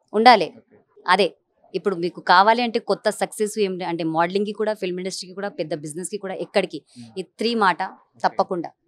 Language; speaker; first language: Telugu; non-native, local second language; Hindi